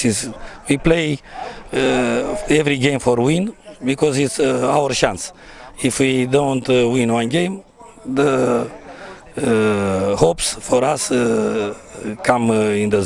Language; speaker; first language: English; non-native, learner; Romanian